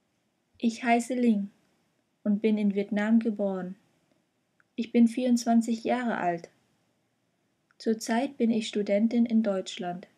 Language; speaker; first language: German; non-native, fluent; Vietnamese